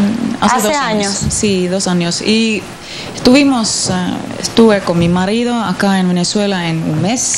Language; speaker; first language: Spanish; non-native, learner; Finnish